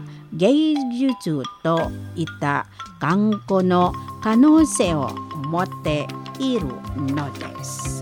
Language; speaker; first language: Japanese; non-native, learner; Indonesian